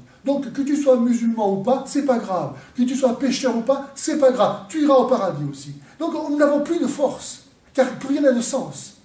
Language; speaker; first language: French; native; French